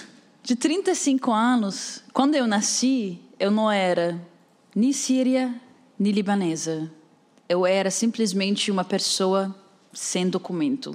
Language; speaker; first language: Portuguese; non-native, fluent; Arabic